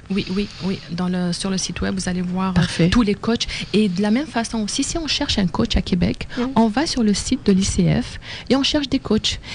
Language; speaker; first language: French; non-native, local second language; Arabic